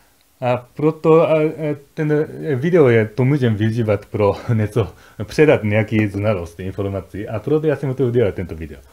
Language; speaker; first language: Czech; non-native, fluent; Japanese